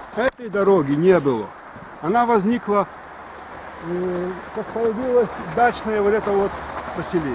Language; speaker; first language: Russian; non-native, local second language; Ukrainian